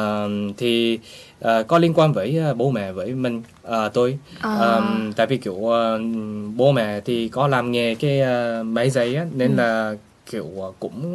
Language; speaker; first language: Vietnamese; early bilingual, heritage; Vietnamese